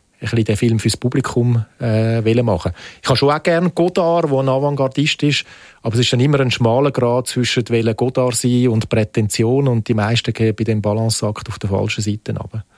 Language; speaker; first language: German; native; German